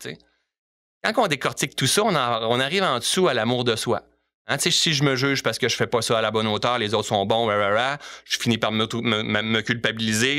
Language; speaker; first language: French; native; French